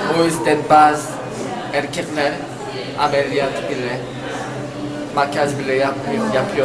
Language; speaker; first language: Turkish; non-native, learner; Korean